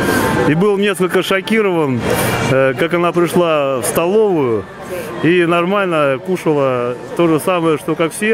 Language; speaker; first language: Russian; native; Russian